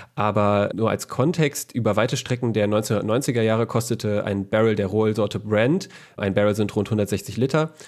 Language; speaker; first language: German; native; German